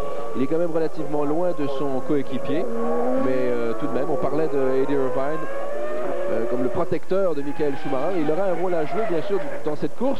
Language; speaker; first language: French; native; French